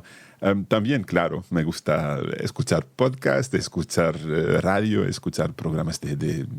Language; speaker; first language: Spanish; non-native, fluent; English